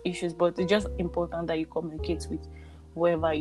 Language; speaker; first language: English; non-native, local second language; Yoruba